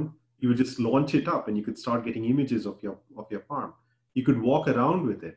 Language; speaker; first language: English; non-native, local second language; Hindi